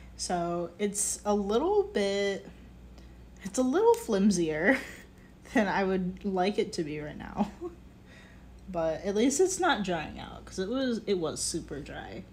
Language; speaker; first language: English; native; English